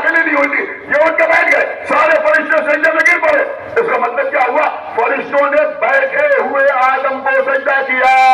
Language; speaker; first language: Urdu; native; Urdu